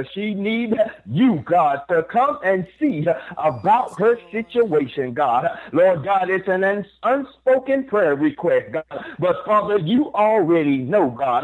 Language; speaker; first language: English; native; English